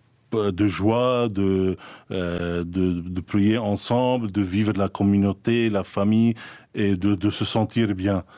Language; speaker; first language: French; non-native, fluent; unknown